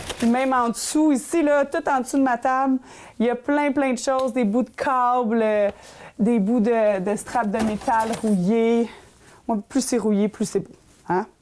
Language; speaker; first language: French; native; French